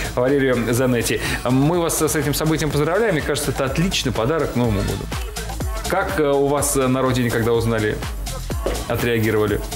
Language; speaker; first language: Russian; native; Russian